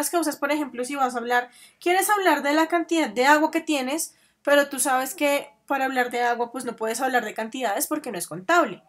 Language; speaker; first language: Spanish; native; Spanish